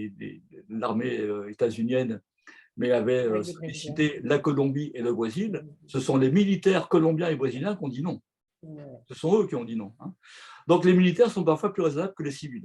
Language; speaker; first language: French; native; French